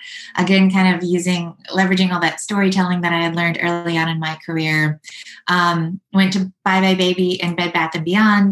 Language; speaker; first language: English; native; English